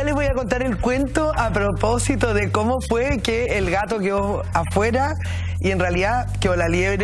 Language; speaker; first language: Spanish; native; Spanish